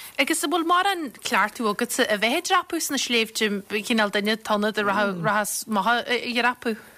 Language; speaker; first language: Irish; native; Irish